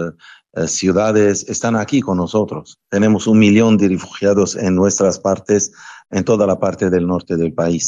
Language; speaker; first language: Spanish; non-native, fluent; Arabic